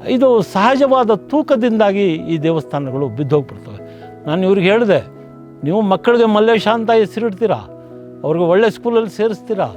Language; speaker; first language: Kannada; native; Kannada